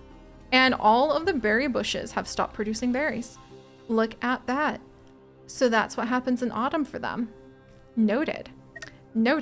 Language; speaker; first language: English; native; English